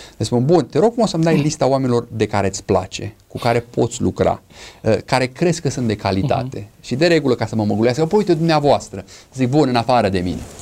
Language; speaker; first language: Romanian; non-native, fluent; English